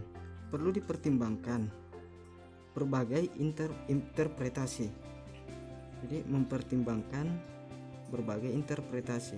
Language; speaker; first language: Indonesian; native; Indonesian